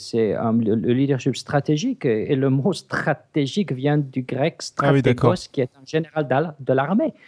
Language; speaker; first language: French; non-native, fluent; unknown